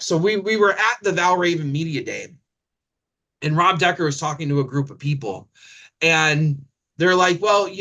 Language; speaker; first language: English; native; English